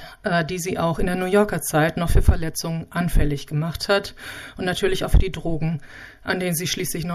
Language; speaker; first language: German; native; German